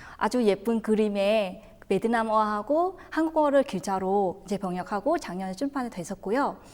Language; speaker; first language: Korean; non-native, fluent; Vietnamese